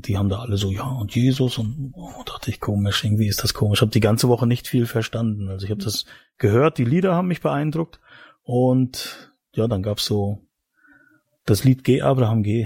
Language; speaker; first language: German; native; German